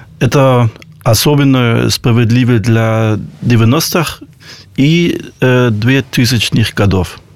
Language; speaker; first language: Russian; non-native, fluent; German